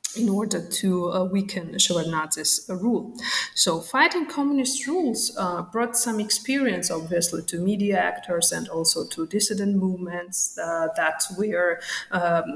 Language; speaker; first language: English; non-native, fluent; Georgian